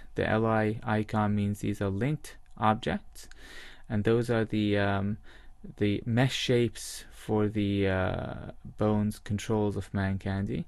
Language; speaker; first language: English; native; English